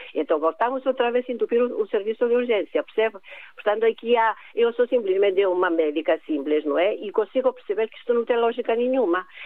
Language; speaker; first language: Portuguese; non-native, fluent; Greek